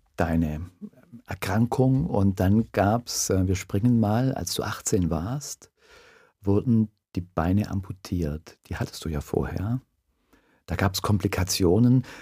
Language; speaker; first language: German; native; German